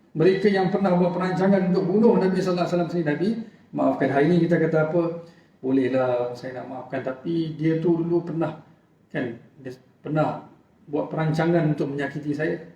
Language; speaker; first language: Malay; native; Malay